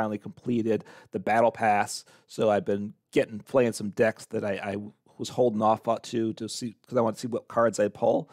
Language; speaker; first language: English; native; English